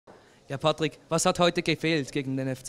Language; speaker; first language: German; native; German